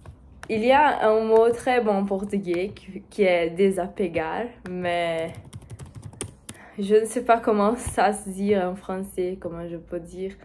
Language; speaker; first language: French; non-native, learner; Portuguese